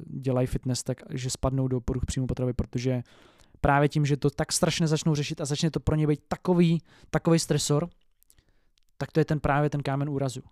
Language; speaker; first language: Czech; native; Czech